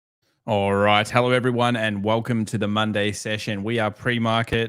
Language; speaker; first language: English; native; English